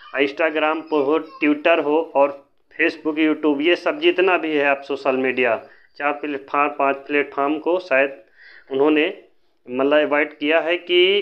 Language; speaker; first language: Hindi; native; Hindi